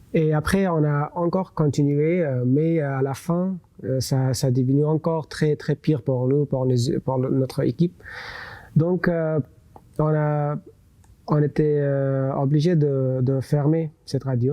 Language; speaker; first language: French; non-native, local second language; Persian